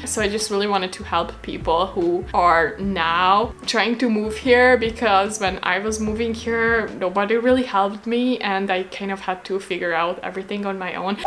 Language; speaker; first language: English; non-native, fluent; Hungarian